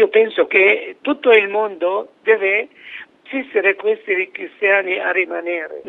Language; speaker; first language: Italian; non-native, fluent; Arabic